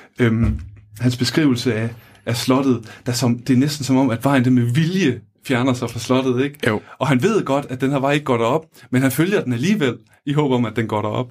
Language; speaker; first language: Danish; native; Danish